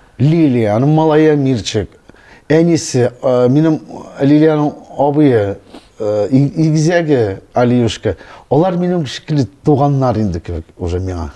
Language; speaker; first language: Tatar; non-native, local second language; Russian